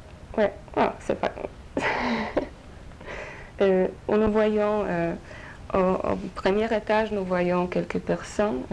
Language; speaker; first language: French; non-native, fluent; Polish